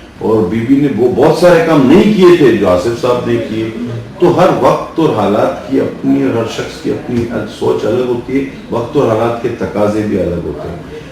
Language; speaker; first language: Urdu; non-native, local second language; Sindhi